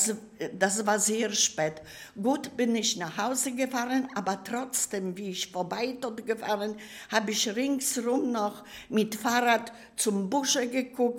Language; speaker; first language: German; non-native, learner; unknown